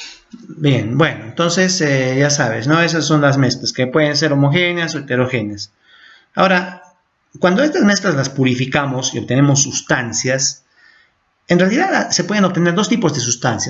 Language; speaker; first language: Spanish; native; Spanish